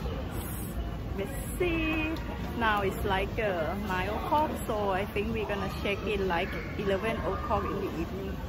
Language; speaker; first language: English; non-native, learner; Thai